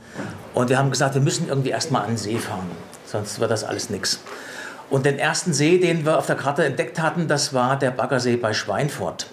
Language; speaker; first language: German; native; German